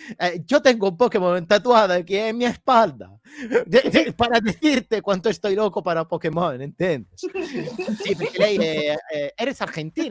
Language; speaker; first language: Spanish; non-native, learner; Italian